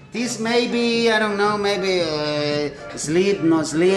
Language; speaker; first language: English; non-native, learner; Spanish